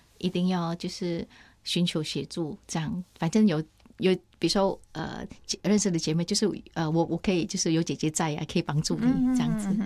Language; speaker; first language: Chinese; non-native, fluent; Vietnamese